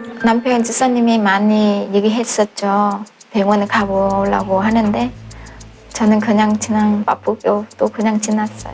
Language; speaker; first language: Korean; non-native, fluent; Vietnamese